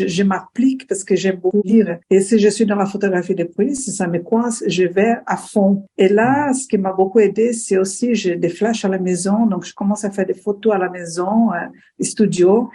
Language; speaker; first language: French; non-native, fluent; Portuguese